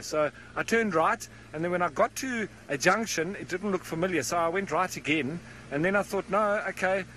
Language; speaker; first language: English; native; English